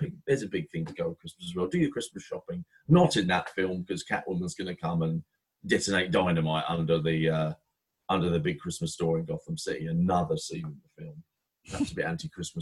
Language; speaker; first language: English; native; English